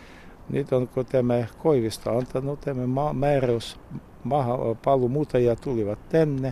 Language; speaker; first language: Finnish; non-native, learner; Russian